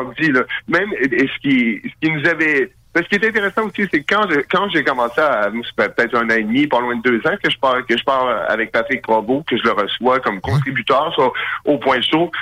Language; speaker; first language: French; native; French